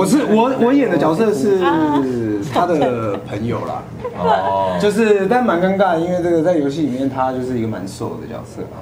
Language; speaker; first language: Chinese; native; Chinese